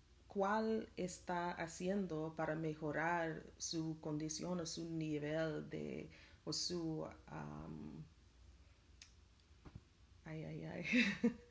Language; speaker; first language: Spanish; non-native, learner; English